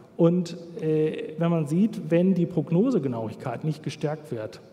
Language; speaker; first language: German; native; German